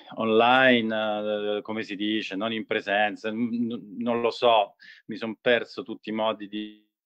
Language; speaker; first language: Italian; native; Italian